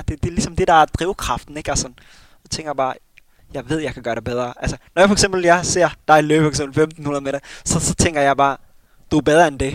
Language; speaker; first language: Danish; early bilingual, other home language; Somali